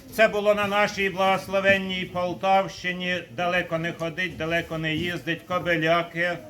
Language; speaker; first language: Ukrainian; native; Ukrainian